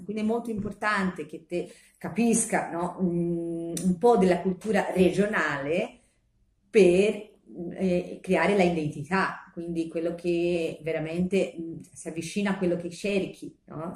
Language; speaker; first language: Italian; non-native, fluent; Portuguese